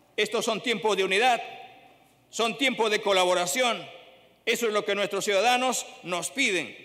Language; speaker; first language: Spanish; native; Spanish